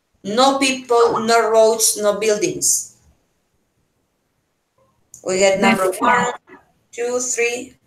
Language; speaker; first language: English; non-native, fluent; Spanish